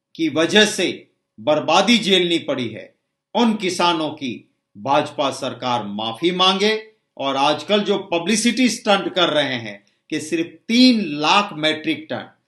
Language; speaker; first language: Hindi; non-native, local second language; Gujarati